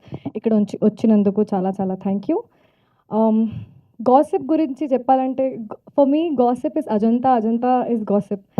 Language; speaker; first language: Telugu; non-native, fluent; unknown